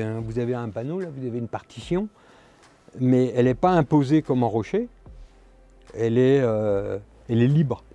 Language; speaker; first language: French; native; French